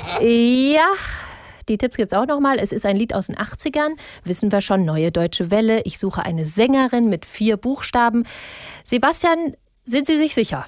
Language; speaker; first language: German; native; German